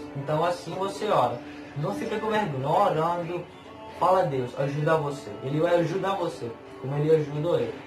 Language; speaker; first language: Portuguese; non-native, learner; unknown